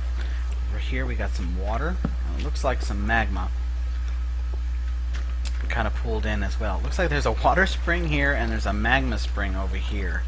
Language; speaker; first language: English; native; English